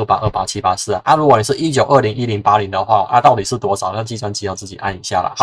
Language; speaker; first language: Chinese; native; Chinese